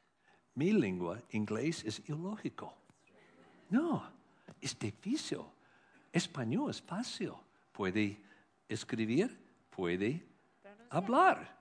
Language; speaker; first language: Spanish; non-native, learner; English